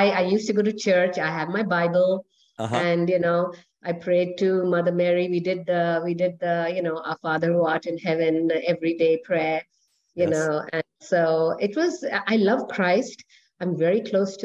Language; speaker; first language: English; non-native, local second language; Hindi